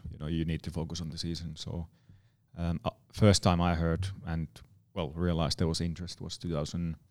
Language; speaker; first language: English; non-native, fluent; Finnish